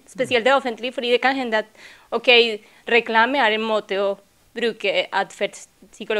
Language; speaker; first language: Norwegian; non-native, fluent; Spanish